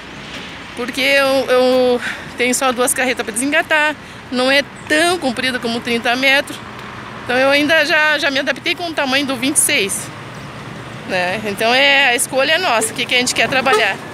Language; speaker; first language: Portuguese; native; Portuguese